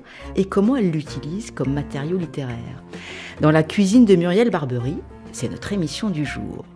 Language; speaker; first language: French; native; French